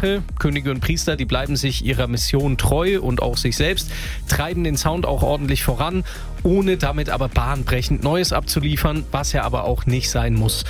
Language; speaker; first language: German; native; German